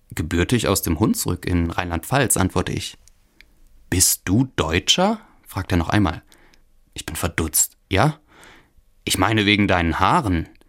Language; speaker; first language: German; native; German